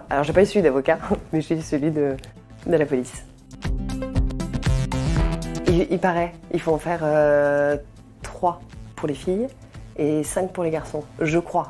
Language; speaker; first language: French; native; French